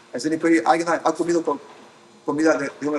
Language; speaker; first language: Spanish; early bilingual, heritage; Spanish